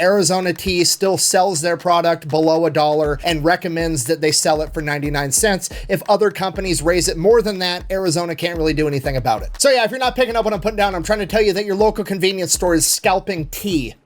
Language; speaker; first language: English; native; English